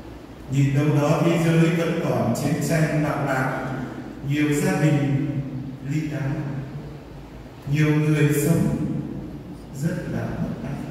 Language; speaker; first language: Vietnamese; native; Vietnamese